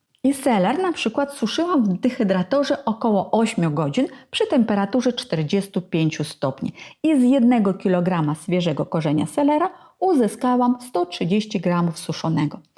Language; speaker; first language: Polish; non-native, fluent; Ukrainian